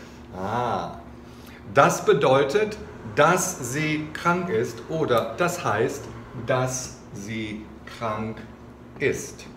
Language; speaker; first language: German; non-native, fluent; Chinese